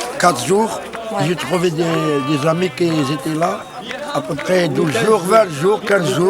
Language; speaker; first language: French; non-native, local second language; Arabic